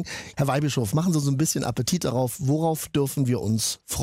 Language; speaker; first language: German; native; German